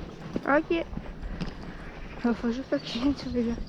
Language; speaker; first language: French; native; French